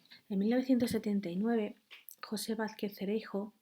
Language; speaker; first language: Spanish; native; Spanish